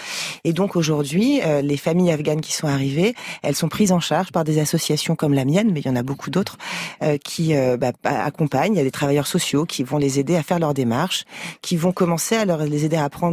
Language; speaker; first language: French; native; French